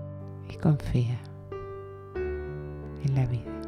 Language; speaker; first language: Spanish; native; Spanish